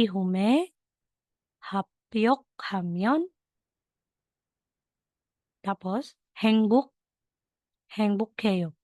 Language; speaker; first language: Korean; non-native, learner; Filipino